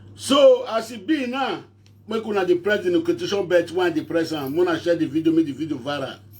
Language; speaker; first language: Nigerian Pidgin; non-native, local second language; Bini